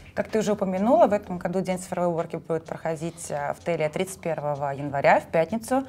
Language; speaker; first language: Russian; native; Russian